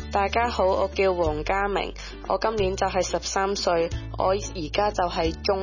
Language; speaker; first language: Cantonese; early bilingual, other home language; Vietnamese